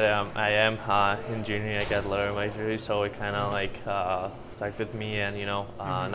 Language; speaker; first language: English; non-native, fluent; Slovak